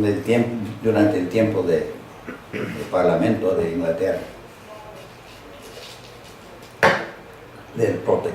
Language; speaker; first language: Spanish; non-native, fluent; English